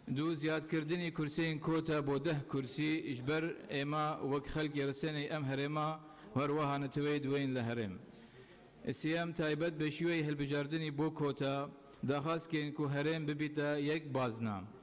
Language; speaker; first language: Central Kurdish; non-native, local second language; Assyrian Neo-Aramaic